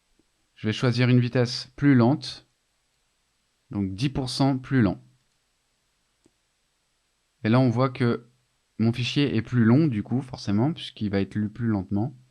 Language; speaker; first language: French; native; French